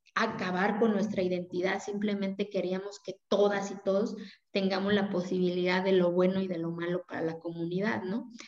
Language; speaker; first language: Spanish; non-native, local second language; Zapotec